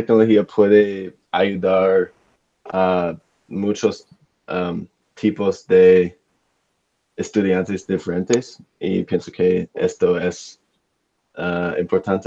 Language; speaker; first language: Spanish; non-native, learner; English